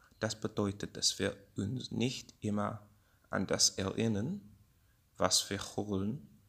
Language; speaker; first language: German; non-native, learner; English